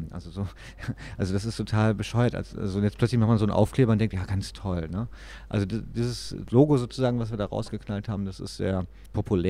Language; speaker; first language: German; native; German